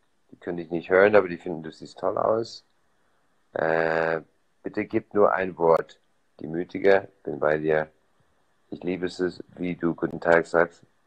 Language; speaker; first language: German; non-native, fluent; English